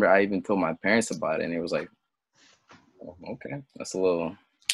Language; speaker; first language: English; early bilingual, other home language; French